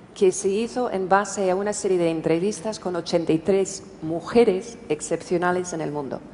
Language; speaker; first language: Spanish; non-native, fluent; English